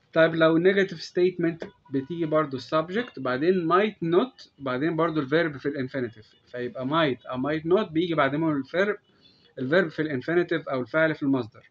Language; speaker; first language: Arabic; native; Arabic